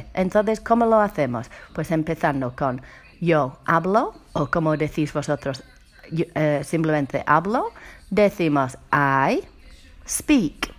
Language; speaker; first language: Spanish; non-native, fluent; English